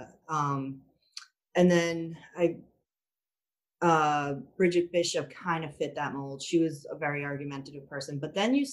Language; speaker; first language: English; native; English